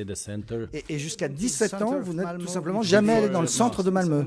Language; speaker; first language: French; native; French